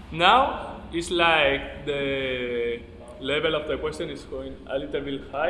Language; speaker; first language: English; non-native, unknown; Spanish